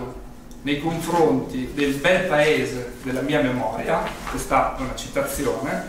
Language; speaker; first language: Italian; native; Italian